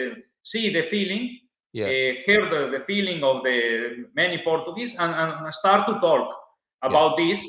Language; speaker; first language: English; non-native, learner; Italian